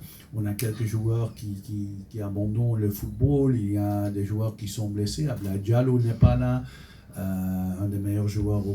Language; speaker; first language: French; non-native, local second language; Dutch